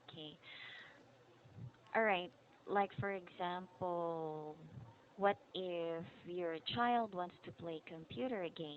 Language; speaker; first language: English; non-native, fluent; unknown